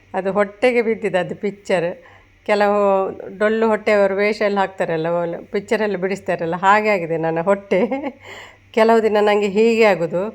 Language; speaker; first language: Kannada; native; Kannada